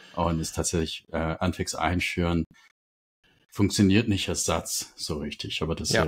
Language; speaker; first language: German; non-native, fluent; English